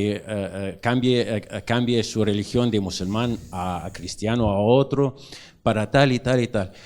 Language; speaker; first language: Spanish; non-native, learner; Arabic